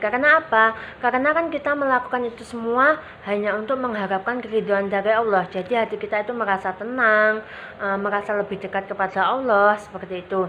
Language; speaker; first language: Indonesian; native; Indonesian